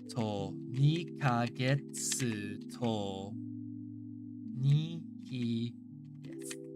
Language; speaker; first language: Japanese; non-native, learner; English